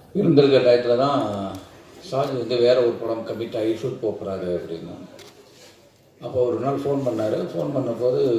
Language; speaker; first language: Tamil; native; Tamil